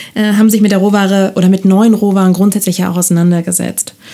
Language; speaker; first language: German; non-native, fluent; Spanish